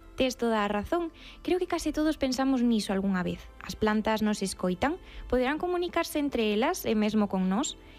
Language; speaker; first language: Galician; native; Galician